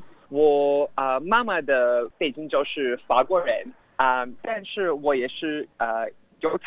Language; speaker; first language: Chinese; non-native, fluent; English